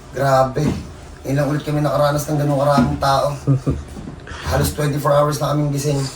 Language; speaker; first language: Filipino; native; Filipino